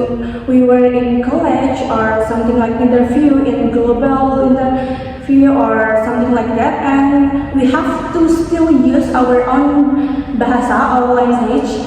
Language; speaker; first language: English; non-native, fluent; Indonesian